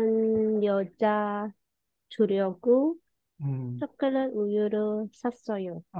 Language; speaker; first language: Korean; non-native, learner; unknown